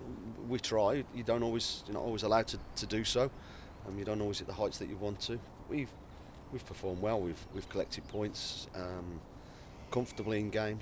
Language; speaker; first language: English; native; English